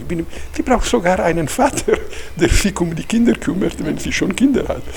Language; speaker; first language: German; non-native, fluent; Italian